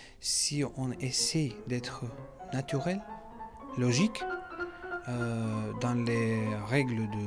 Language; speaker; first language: French; non-native, learner; Macedonian